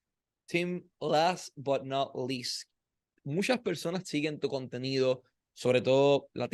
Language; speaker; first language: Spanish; native; Spanish